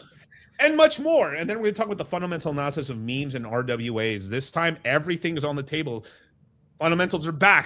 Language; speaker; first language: English; native; English